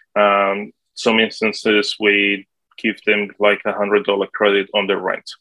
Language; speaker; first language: English; non-native, fluent; Spanish